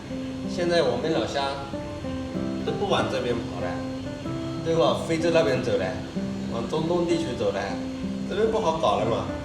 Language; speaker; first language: Chinese; native; Chinese